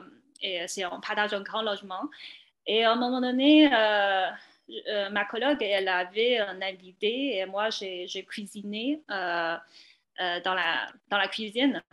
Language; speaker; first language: French; non-native, fluent; Chinese